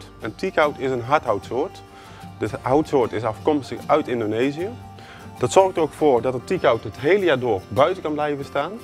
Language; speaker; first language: Dutch; native; Dutch